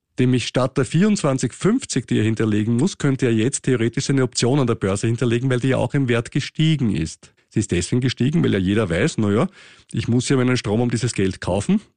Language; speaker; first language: German; native; German